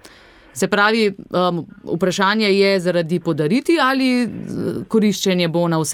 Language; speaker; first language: Slovenian; native; Slovenian